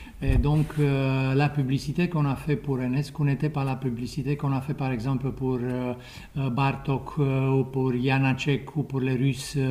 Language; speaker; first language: French; non-native, fluent; Romanian